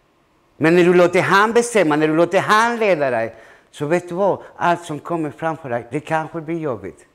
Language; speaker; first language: Swedish; non-native, fluent; Spanish